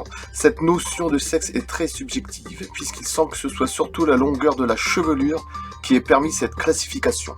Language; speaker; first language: French; native; French